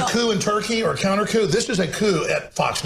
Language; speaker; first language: English; native; English